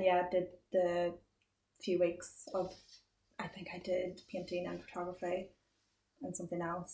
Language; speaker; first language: English; native; English